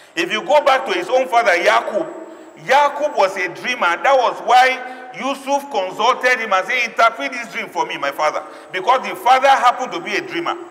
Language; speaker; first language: English; non-native, local second language; Yoruba